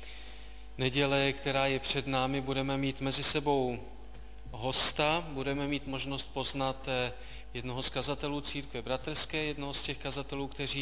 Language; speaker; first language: Czech; native; Czech